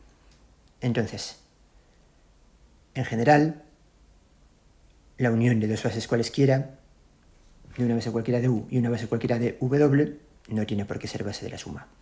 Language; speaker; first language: Spanish; native; Spanish